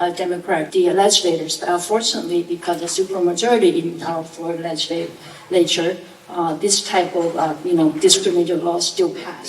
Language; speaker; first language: English; non-native, fluent; Chinese